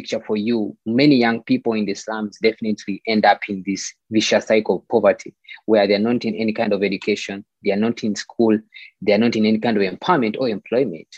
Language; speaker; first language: English; non-native, local second language; Ganda